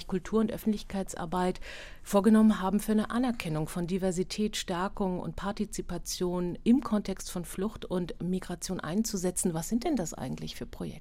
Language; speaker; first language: German; native; German